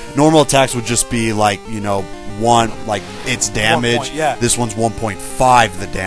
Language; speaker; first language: English; native; English